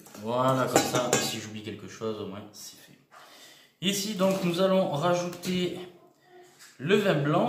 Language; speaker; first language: French; native; French